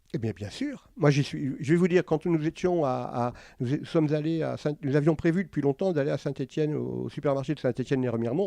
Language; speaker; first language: French; native; French